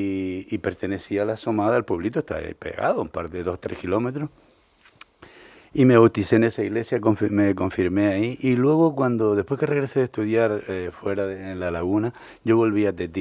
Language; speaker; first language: Spanish; native; Spanish